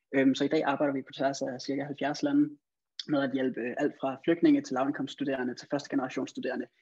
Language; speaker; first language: Danish; native; Danish